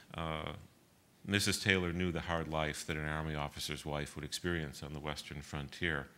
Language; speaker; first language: English; native; English